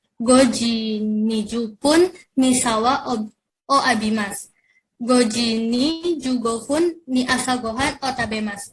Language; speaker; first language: Japanese; non-native, learner; Indonesian